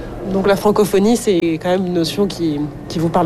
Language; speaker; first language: French; native; French